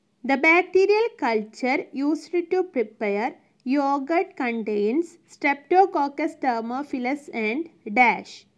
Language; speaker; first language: English; non-native, local second language; Malayalam